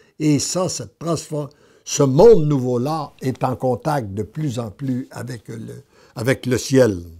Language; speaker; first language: French; native; French